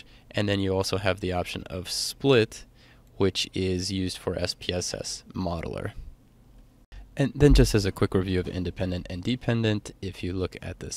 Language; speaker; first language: English; native; English